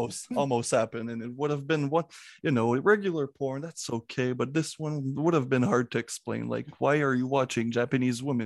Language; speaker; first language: English; non-native, fluent; French